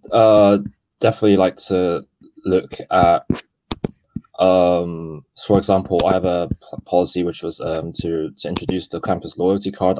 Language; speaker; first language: English; non-native, local second language; Cantonese